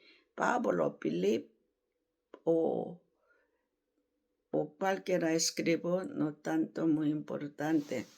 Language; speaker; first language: Spanish; non-native, learner; Korean